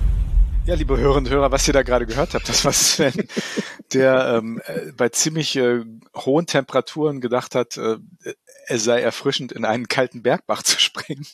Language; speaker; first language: German; native; German